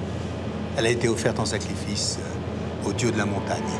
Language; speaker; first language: French; native; French